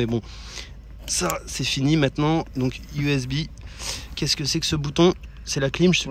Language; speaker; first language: French; native; French